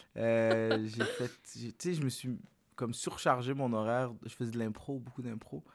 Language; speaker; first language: French; early bilingual, other home language; Arabic